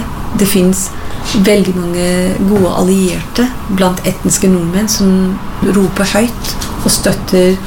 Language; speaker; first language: Norwegian; non-native, fluent; English